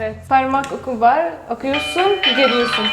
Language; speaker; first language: Turkish; non-native, learner; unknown